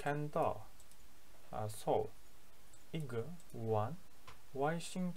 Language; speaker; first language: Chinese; non-native, learner; Turkish